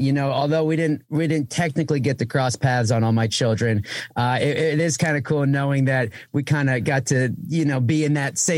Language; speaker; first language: English; native; English